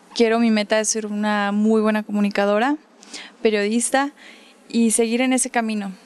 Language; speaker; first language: Spanish; early bilingual, heritage; Spanish